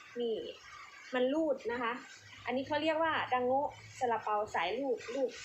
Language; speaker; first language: Thai; native; Thai